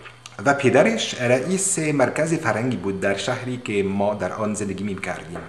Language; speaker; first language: Persian; non-native, learner; French